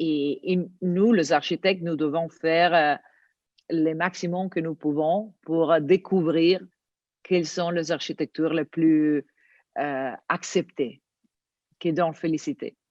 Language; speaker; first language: French; non-native, fluent; Italian